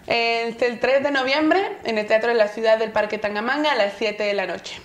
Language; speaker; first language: Spanish; native; Spanish